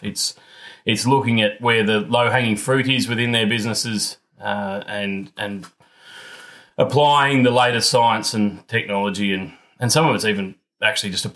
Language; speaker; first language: English; native; English